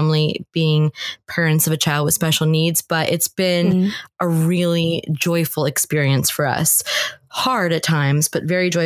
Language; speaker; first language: English; native; English